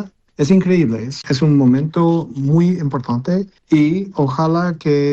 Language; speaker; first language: Spanish; early bilingual, heritage; Spanish